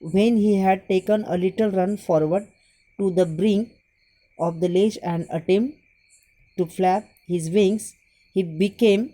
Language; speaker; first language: English; non-native, local second language; Marathi